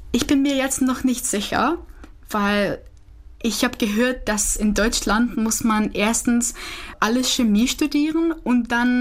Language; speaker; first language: German; non-native, fluent; Czech